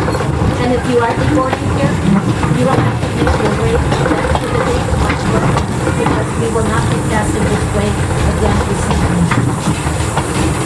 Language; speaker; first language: English; native; English